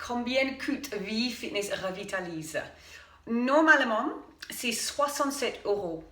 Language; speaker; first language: French; non-native, fluent; English